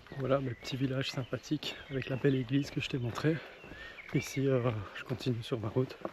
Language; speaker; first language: French; native; French